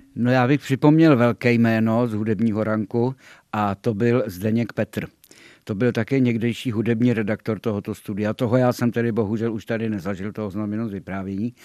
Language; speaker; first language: Czech; native; Czech